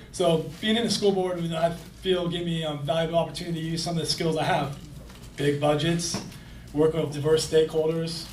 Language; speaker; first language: English; native; English